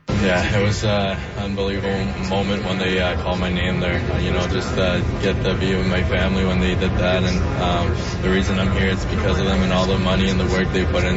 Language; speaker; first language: English; non-native, fluent; French